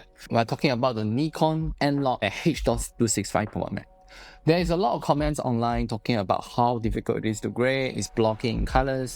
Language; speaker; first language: English; non-native, fluent; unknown